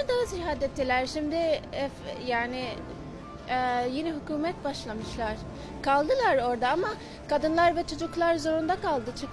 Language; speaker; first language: Turkish; non-native, fluent; Arabic